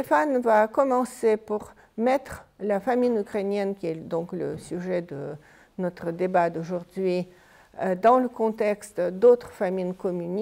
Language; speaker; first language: French; non-native, fluent; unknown